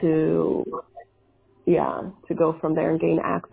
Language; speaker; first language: English; early bilingual, other home language; Spanish